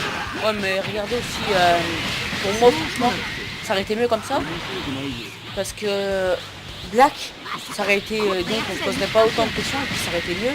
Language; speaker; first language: French; native; French